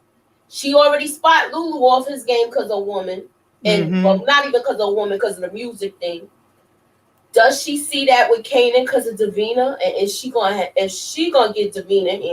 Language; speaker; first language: English; native; English